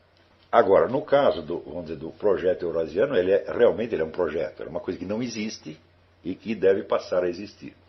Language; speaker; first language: Portuguese; native; Portuguese